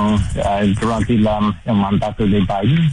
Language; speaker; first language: Spanish; non-native, learner; English